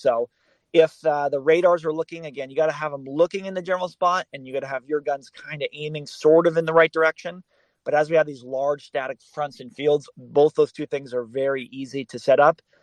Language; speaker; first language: English; native; English